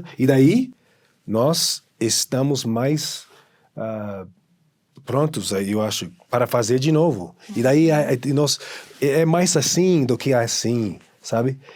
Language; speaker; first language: Portuguese; non-native, fluent; English